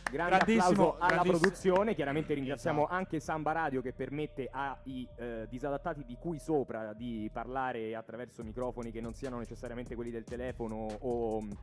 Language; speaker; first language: Italian; native; Italian